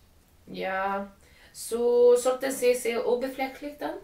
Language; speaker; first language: German; non-native, learner; Swedish